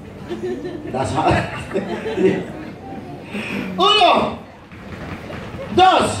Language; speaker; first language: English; non-native, learner; Spanish